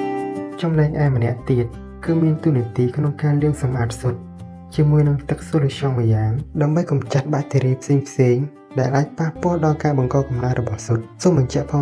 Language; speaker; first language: Khmer; native; Khmer